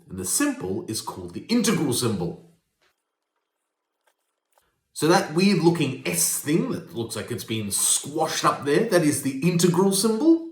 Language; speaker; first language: English; native; English